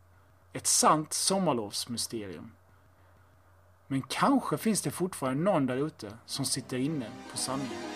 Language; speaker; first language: Swedish; native; Swedish